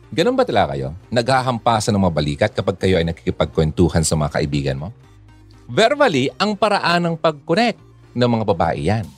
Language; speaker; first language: Filipino; non-native, local second language; Bikol